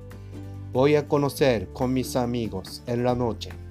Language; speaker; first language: Spanish; non-native, learner; Japanese